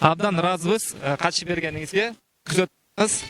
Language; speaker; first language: Kyrgyz; native; Kyrgyz